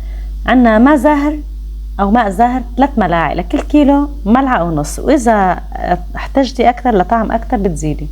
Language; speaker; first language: Arabic; native; Arabic